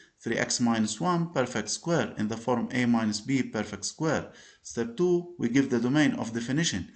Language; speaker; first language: English; non-native, local second language; Arabic